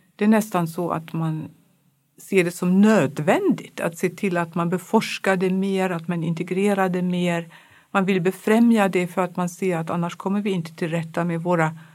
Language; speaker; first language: Swedish; non-native, fluent; German